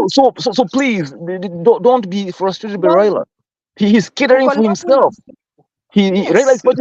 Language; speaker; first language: English; non-native, local second language; Swahili